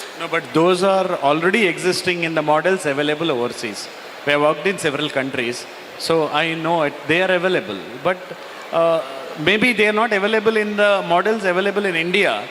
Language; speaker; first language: English; non-native, local second language; Kannada